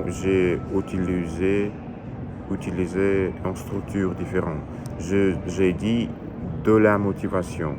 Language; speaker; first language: French; non-native, learner; Russian